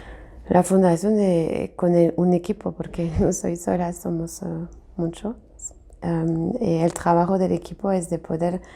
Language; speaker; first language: Spanish; non-native, fluent; French